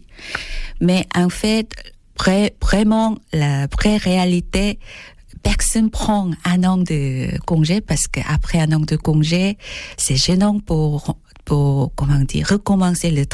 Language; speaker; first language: French; non-native, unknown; Korean